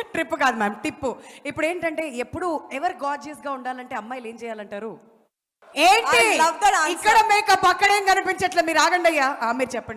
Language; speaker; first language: Telugu; native; Telugu